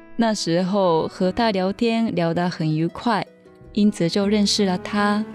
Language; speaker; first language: Chinese; non-native, fluent; Japanese